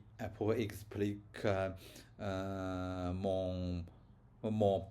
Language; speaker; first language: French; non-native, learner; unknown